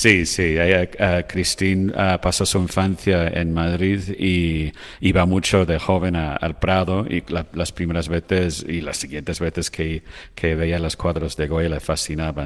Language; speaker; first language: Spanish; non-native, fluent; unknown